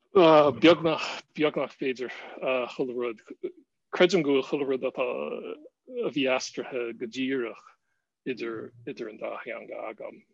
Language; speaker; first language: Irish; non-native, fluent; English